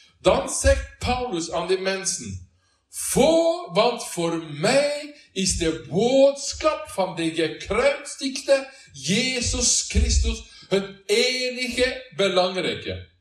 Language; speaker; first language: Dutch; non-native, learner; Norwegian